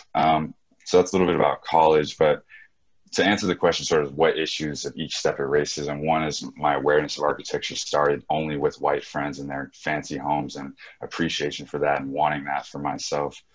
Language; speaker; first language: English; native; English